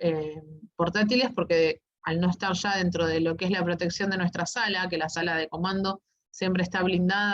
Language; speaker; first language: Spanish; native; Spanish